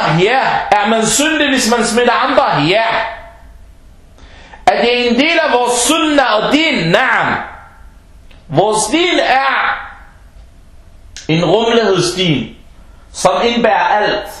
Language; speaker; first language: Danish; non-native, local second language; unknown